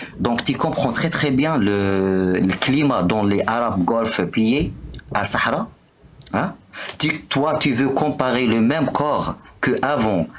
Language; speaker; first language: French; non-native, local second language; Arabic